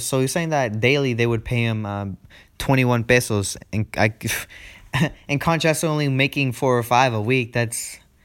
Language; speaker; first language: English; early bilingual, other home language; Spanish